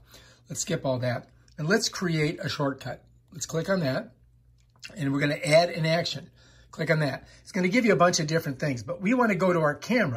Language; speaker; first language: English; native; English